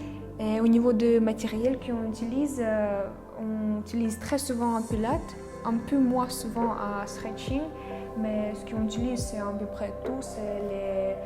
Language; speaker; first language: French; non-native, fluent; Russian